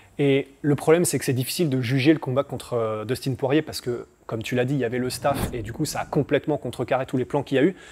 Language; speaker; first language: French; native; French